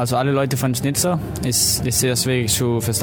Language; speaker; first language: German; non-native, learner; Danish